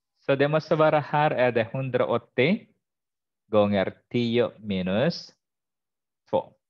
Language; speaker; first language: Swedish; non-native, fluent; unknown